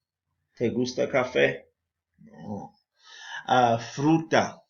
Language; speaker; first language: Spanish; non-native, fluent; English